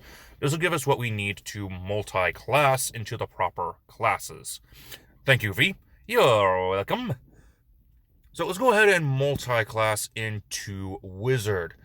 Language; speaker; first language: English; native; English